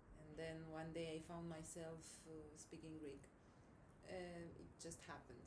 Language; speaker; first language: English; non-native, fluent; Romanian